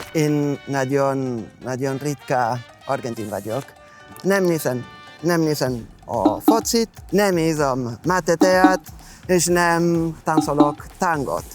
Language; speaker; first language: Hungarian; non-native, fluent; Spanish